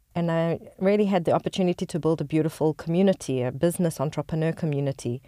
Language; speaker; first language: English; native; English